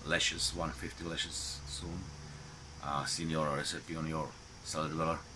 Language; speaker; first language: English; non-native, fluent; Czech